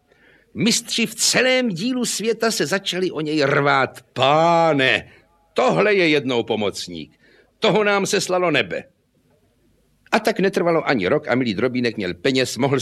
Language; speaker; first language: Czech; native; Czech